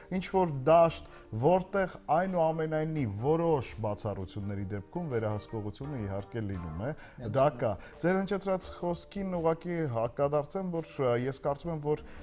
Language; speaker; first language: Armenian; native; Armenian